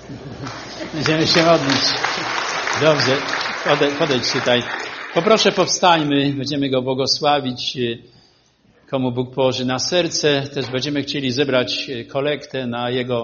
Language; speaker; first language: Polish; native; Polish